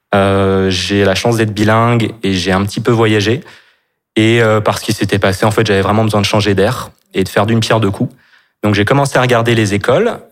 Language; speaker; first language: French; native; French